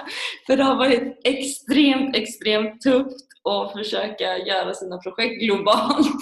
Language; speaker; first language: Swedish; early bilingual, other home language; Persian